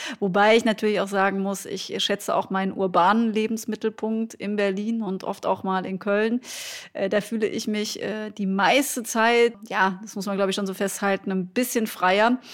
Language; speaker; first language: German; native; German